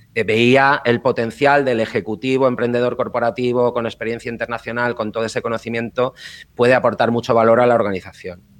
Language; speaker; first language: Spanish; native; Spanish